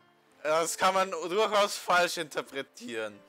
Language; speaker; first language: German; native; German